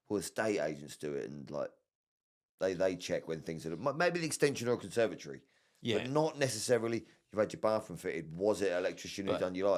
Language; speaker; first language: English; native; English